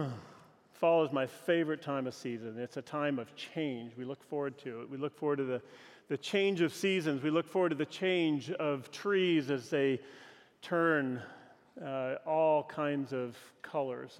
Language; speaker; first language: English; native; English